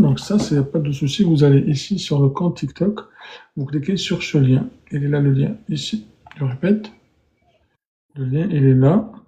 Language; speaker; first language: French; native; French